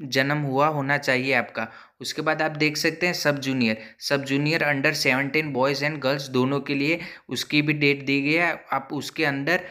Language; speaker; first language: Hindi; non-native, local second language; Gujarati